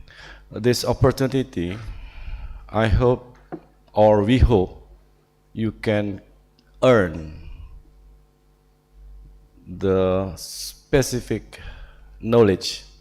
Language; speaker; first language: English; non-native, learner; Indonesian